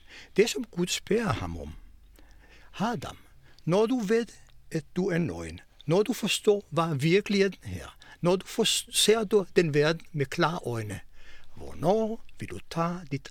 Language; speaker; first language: Danish; non-native, fluent; Hebrew